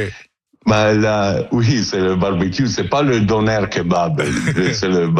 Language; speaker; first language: French; non-native, learner; Italian